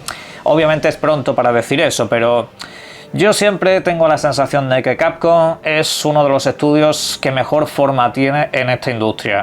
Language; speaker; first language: Spanish; native; Spanish